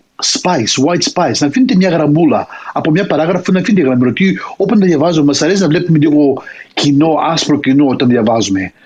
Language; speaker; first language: Greek; early bilingual, heritage; Greek